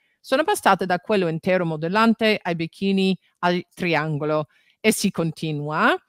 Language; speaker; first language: Italian; non-native, fluent; English